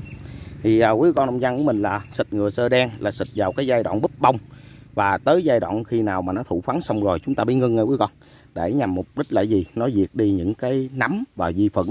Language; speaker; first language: Vietnamese; native; Vietnamese